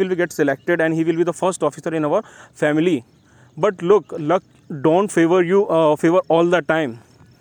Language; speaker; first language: English; non-native, local second language; Hindi